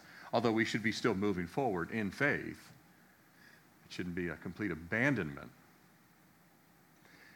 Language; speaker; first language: English; native; English